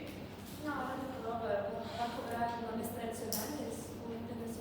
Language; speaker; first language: Spanish; non-native, learner; Portuguese